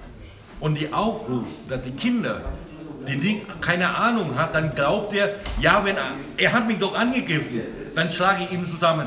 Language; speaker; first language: German; non-native, learner; Thai